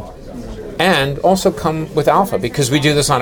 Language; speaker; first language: English; native; English